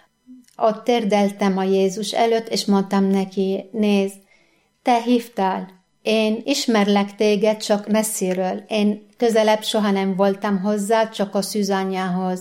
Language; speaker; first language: Hungarian; non-native, learner; Arabic